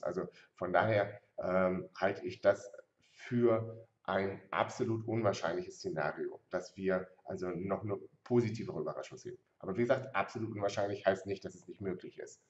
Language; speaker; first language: German; native; German